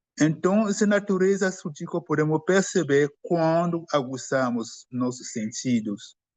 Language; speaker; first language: Portuguese; non-native, fluent; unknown